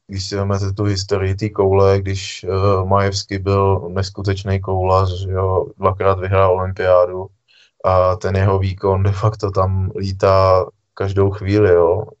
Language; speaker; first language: Czech; native; Czech